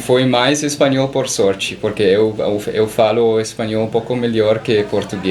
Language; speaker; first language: Portuguese; non-native, learner; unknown